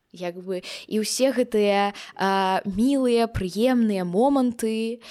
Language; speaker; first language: Belarusian; non-native, local second language; Russian